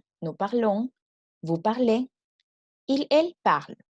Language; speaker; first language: French; non-native, fluent; Spanish